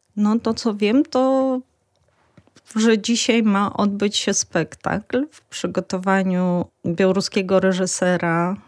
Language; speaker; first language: Polish; non-native, fluent; Russian